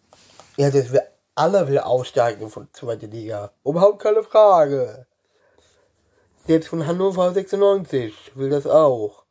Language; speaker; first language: German; non-native, learner; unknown